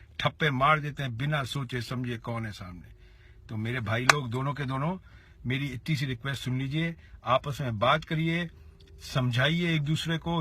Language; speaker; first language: Hindi; native; Hindi